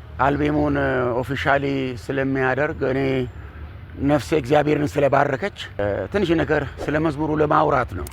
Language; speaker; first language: Amharic; non-native, local second language; Wolaytta